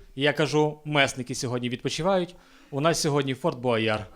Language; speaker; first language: Ukrainian; native; Ukrainian